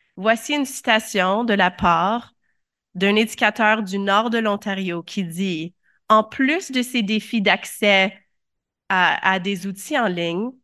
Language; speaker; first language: French; native; French